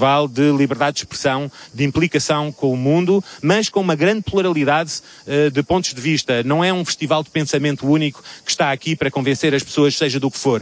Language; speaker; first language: Portuguese; native; Portuguese